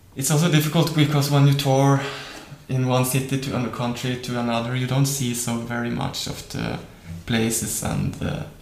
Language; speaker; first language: English; non-native, fluent; Norwegian